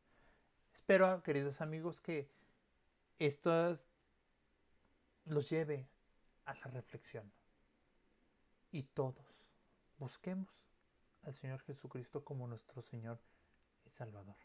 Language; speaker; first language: Spanish; native; Spanish